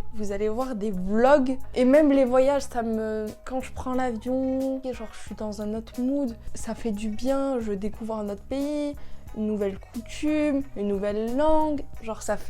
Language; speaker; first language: French; native; French